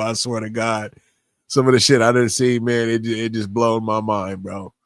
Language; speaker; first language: English; native; English